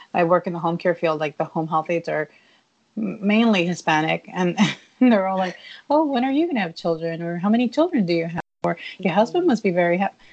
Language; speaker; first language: English; early bilingual, other home language; Spanish